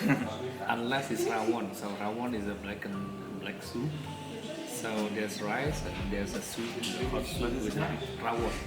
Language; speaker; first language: English; non-native, learner; Indonesian